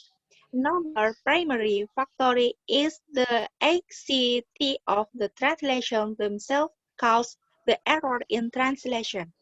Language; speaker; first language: English; non-native, learner; Indonesian